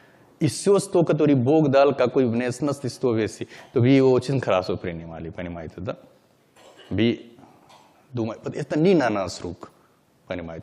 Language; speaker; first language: Russian; non-native, learner; Hindi